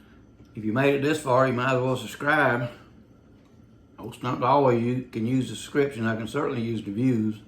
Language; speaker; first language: English; native; English